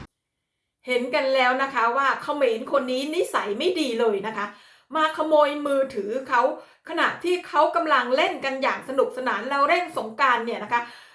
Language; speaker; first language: Thai; native; Thai